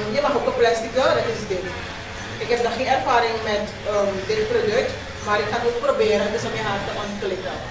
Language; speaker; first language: Dutch; native; Dutch